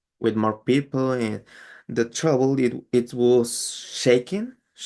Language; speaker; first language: English; non-native, learner; Spanish